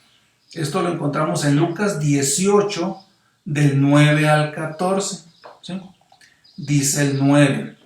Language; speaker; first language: Spanish; native; Spanish